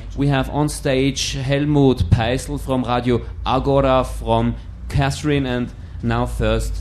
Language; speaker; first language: English; non-native, fluent; German